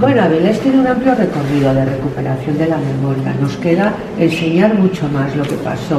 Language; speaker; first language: Spanish; native; Spanish